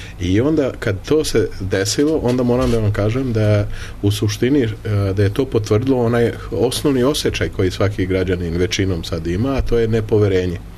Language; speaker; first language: Serbian; early bilingual, heritage; Serbian